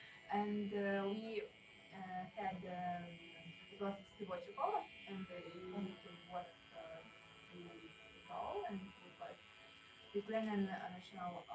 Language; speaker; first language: English; non-native, learner; Ukrainian